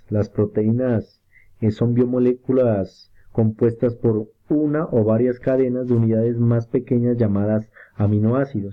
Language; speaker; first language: Spanish; native; Spanish